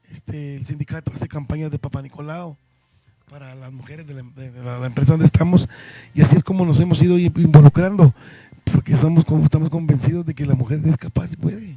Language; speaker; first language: Spanish; native; Spanish